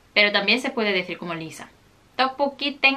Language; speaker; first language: Spanish; non-native, fluent; Korean